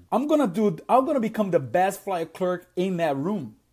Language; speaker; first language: English; non-native, fluent; Portuguese